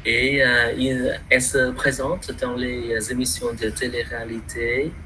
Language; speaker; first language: French; non-native, fluent; Vietnamese